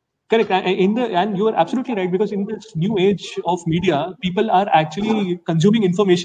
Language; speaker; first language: English; non-native, local second language; Hindi